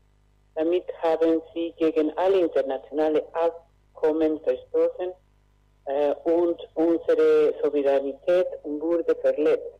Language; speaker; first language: German; non-native, fluent; Spanish